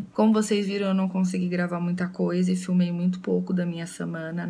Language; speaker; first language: Portuguese; native; Portuguese